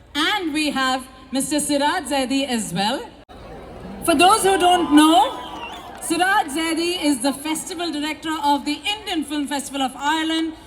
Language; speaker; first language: English; non-native, local second language; Malayalam